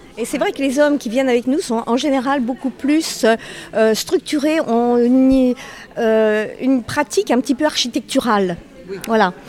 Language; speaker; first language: French; native; French